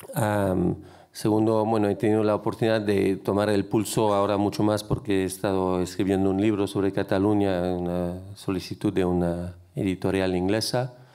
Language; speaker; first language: Spanish; non-native, fluent; French